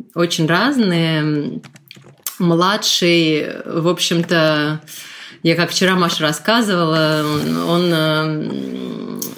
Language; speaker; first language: Russian; native; Russian